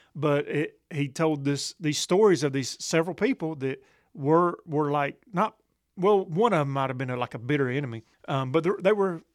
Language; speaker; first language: English; native; English